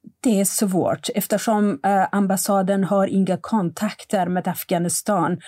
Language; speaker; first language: Swedish; non-native, fluent; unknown